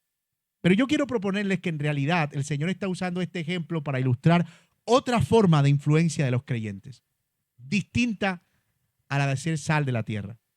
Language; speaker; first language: Spanish; native; Spanish